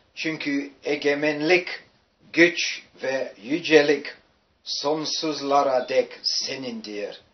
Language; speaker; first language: Turkish; non-native, learner; English